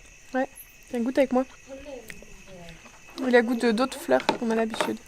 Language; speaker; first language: French; native; French